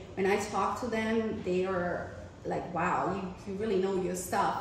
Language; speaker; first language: English; non-native, fluent; German